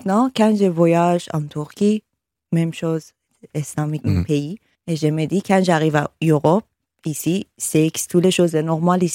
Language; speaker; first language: French; non-native, learner; Persian